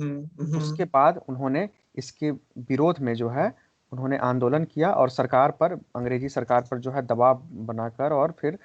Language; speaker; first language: Hindi; native; Hindi